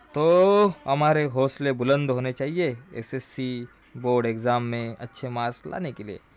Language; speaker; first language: Hindi; non-native, local second language; Marathi